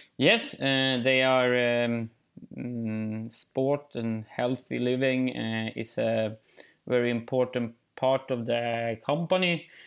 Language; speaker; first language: English; non-native, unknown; Swedish